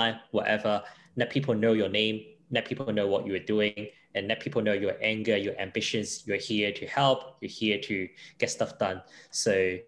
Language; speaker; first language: English; non-native, local second language; Cantonese